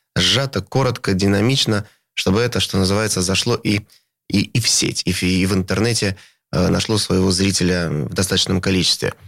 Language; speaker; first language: Russian; native; Russian